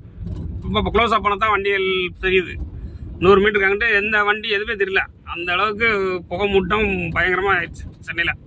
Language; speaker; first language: Tamil; native; Tamil